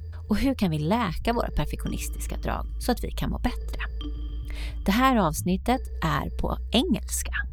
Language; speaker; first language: Swedish; native; Swedish